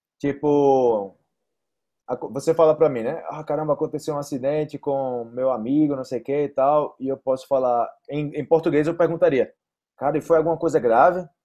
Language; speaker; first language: Portuguese; native; Portuguese